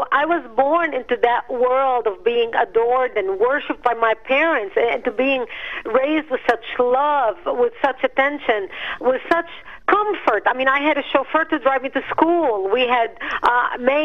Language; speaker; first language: English; non-native, fluent; Arabic